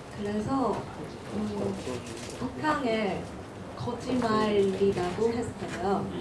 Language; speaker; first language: Korean; non-native, learner; Cantonese